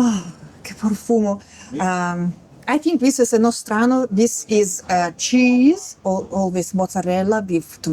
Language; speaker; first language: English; non-native, learner; Russian